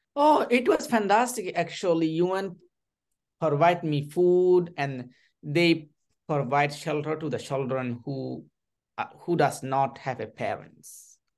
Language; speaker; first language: English; non-native, learner; Rohingya